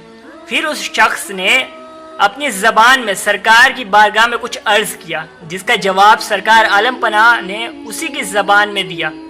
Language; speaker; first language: Urdu; native; Urdu